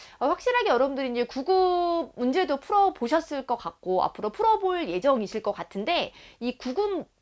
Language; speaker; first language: Korean; native; Korean